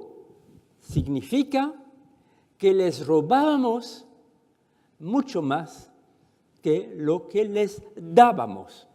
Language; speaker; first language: Spanish; non-native, fluent; French